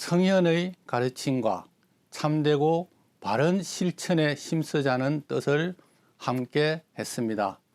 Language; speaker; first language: Korean; native; Korean